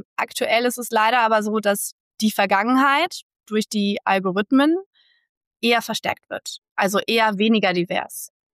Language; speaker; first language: German; native; German